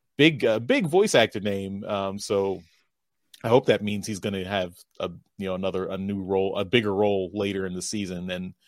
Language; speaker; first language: English; native; English